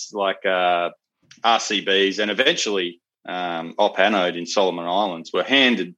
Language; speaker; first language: English; native; English